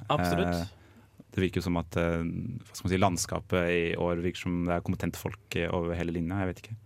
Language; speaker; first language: Norwegian; native; Norwegian